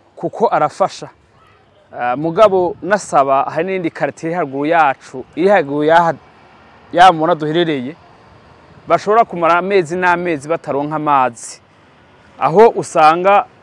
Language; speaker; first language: Rundi; native; Rundi